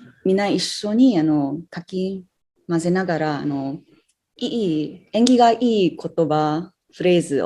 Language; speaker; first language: Japanese; non-native, fluent; English